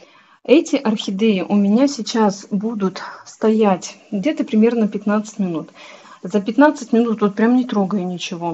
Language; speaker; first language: Russian; native; Russian